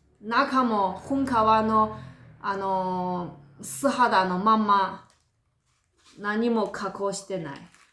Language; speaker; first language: Japanese; non-native, fluent; Chinese